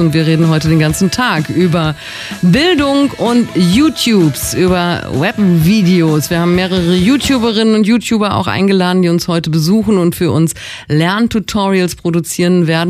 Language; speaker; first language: German; native; German